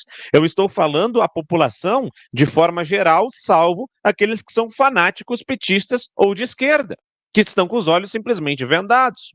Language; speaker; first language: Portuguese; native; Portuguese